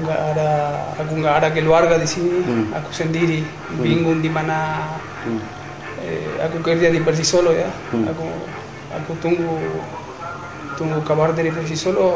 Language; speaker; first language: Indonesian; non-native, learner; Spanish